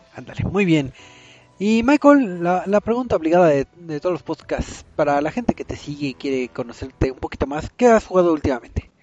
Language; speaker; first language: Spanish; native; Spanish